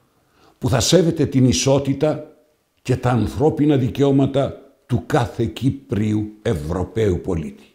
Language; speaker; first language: Greek; native; Greek